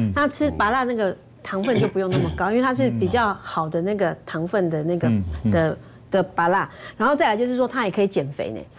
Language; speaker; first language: Chinese; native; Chinese